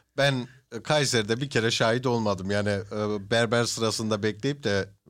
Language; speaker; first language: Turkish; early bilingual, heritage; Turkish